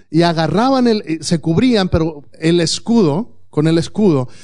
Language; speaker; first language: Spanish; native; Spanish